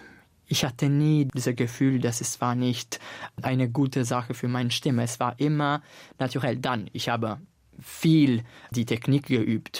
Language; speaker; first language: German; non-native, fluent; Italian